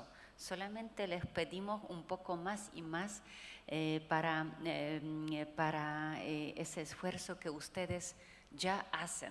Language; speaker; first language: Spanish; non-native, fluent; Polish